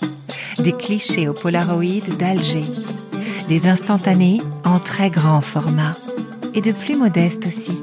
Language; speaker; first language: French; native; French